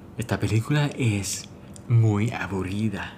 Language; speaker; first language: Spanish; non-native, fluent; Thai